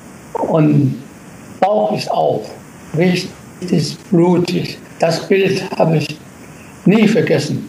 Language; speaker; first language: German; non-native, learner; Japanese